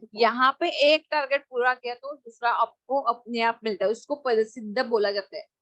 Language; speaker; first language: Hindi; non-native, local second language; Marathi